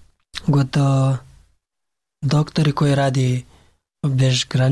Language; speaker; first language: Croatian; non-native, learner; Pashto